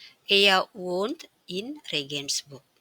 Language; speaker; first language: German; non-native, fluent; Indonesian